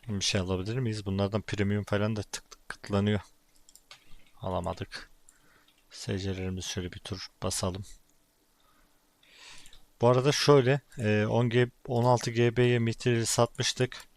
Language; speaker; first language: Turkish; native; Turkish